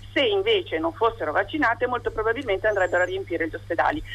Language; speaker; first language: Italian; native; Italian